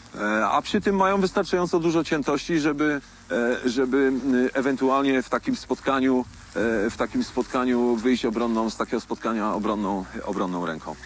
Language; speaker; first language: Polish; native; Polish